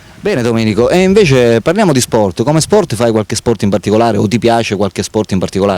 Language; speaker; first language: Italian; native; Italian